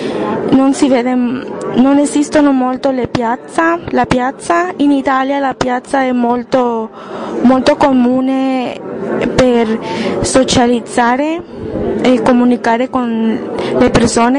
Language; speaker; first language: Italian; non-native, learner; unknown